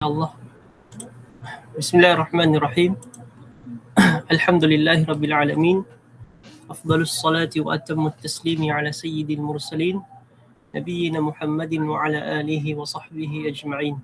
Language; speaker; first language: Arabic; non-native, fluent; Filipino